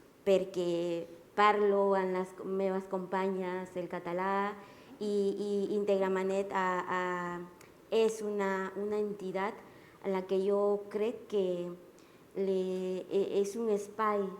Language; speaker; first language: Catalan; non-native, learner; Spanish